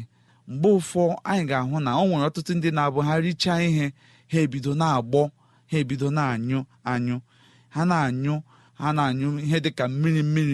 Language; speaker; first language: Igbo; native; Igbo